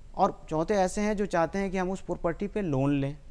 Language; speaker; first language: Hindi; native; Hindi